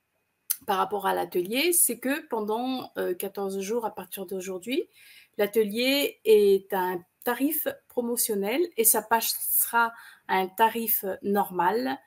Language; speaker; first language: French; native; French